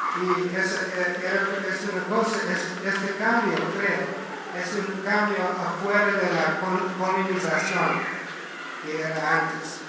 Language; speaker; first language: Spanish; non-native, learner; English